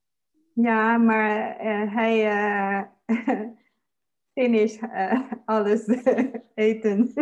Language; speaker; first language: Dutch; non-native, learner; Spanish